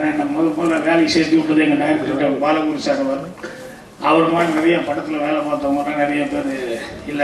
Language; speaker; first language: Tamil; native; Tamil